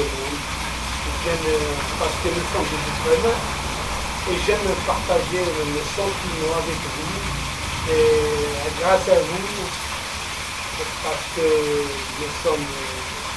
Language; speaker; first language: French; non-native, local second language; Arabic